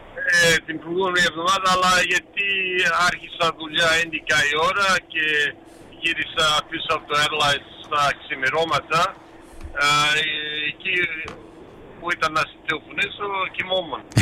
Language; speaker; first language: Greek; early bilingual, heritage; Greek